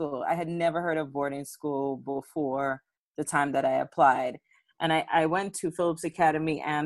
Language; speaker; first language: English; native; English